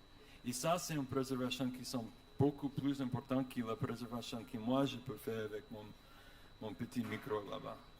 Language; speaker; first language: French; non-native, learner; English